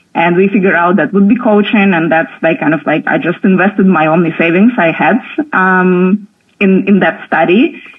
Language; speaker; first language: English; non-native, fluent; Russian